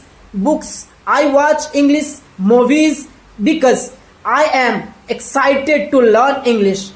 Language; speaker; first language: English; non-native, learner; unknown